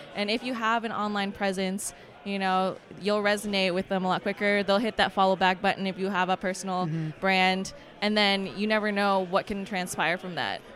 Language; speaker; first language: English; native; English